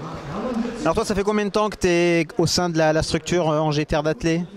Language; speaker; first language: French; native; French